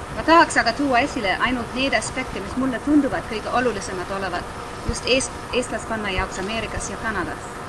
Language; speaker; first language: Estonian; non-native, fluent; English